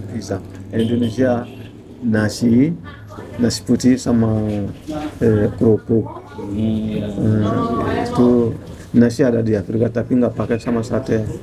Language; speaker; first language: Indonesian; non-native, learner; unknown